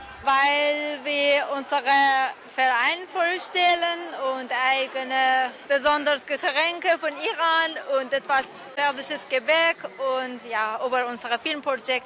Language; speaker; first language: German; non-native, learner; Persian